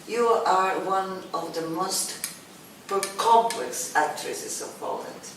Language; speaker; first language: English; non-native, fluent; Italian